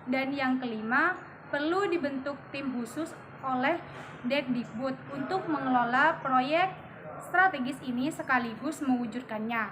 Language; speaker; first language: Indonesian; non-native, local second language; Madurese